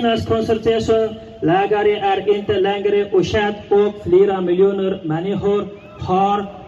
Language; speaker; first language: Swedish; non-native, learner; Uyghur